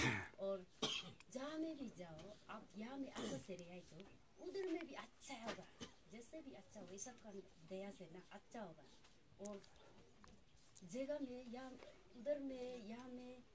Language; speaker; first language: Hindi; non-native, local second language; Adi